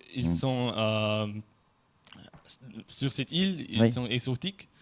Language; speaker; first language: French; non-native, fluent; German